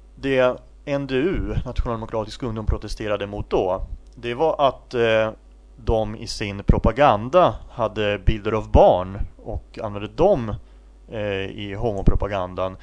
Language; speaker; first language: Swedish; native; Swedish